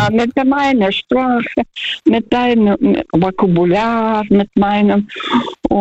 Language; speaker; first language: German; early bilingual, heritage; Russian